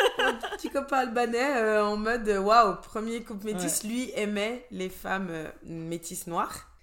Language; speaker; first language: French; early bilingual, other home language; Portuguese